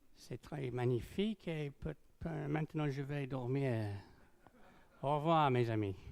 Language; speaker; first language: French; non-native, learner; English